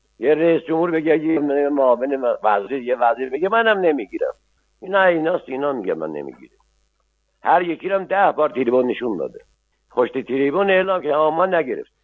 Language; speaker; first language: Persian; non-native, local second language; Azerbaijani